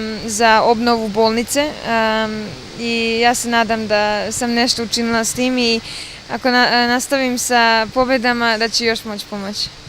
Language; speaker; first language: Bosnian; early bilingual, other home language; Serbian